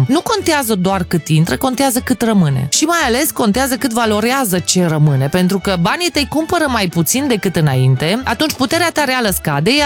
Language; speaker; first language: Romanian; native; Romanian